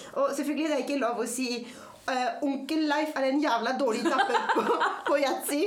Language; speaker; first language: Norwegian; non-native, fluent; French